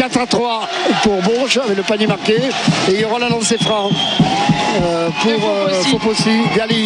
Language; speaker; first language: French; native; French